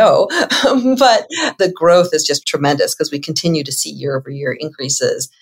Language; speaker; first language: English; native; English